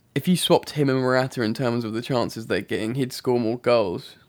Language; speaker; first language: English; native; English